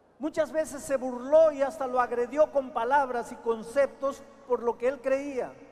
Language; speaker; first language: Spanish; native; Spanish